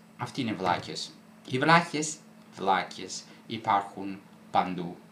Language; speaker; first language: Greek; non-native, fluent; Italian